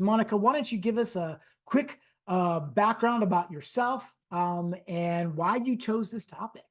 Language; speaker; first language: English; native; English